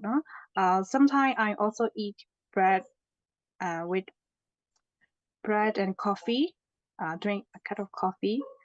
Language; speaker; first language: English; non-native, learner; Indonesian